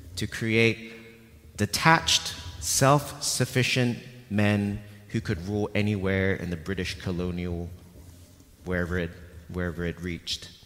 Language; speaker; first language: English; non-native, local second language; Cantonese